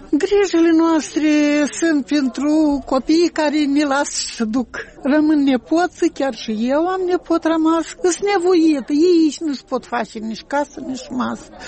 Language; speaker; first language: Romanian; native; Romanian